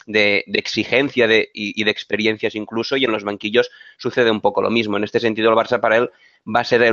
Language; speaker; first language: Spanish; native; Spanish